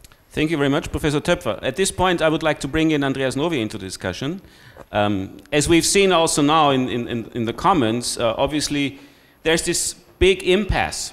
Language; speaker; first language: English; non-native, fluent; German